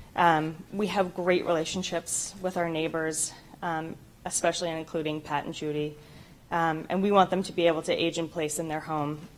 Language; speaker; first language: English; native; English